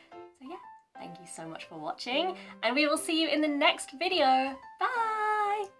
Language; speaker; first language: English; native; English